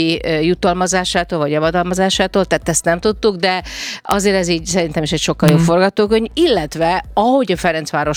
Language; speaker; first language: Hungarian; native; Hungarian